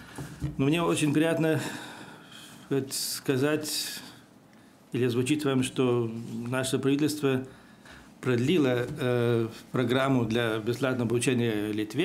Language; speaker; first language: Russian; non-native, fluent; Lithuanian